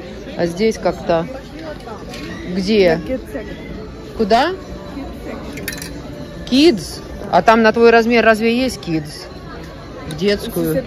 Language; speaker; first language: Russian; native; Russian